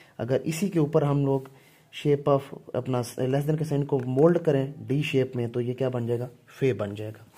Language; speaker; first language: Hindi; non-native, local second language; Punjabi